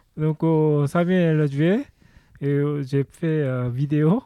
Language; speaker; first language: French; non-native, learner; Korean